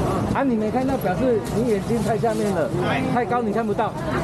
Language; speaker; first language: Chinese; native; Chinese